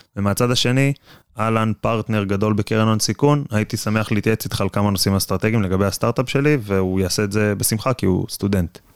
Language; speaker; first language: Hebrew; native; Hebrew